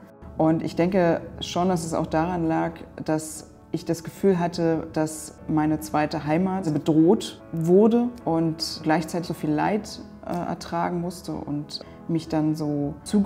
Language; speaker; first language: German; native; German